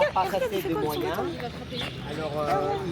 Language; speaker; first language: French; non-native, fluent; Thai